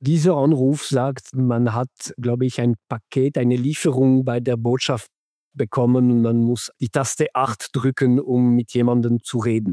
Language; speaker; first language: German; non-native, fluent; French